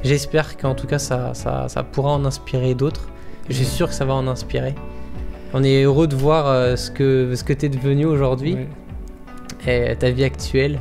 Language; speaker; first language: French; native; French